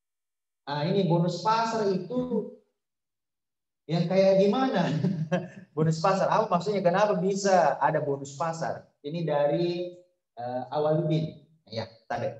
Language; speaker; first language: Indonesian; native; Indonesian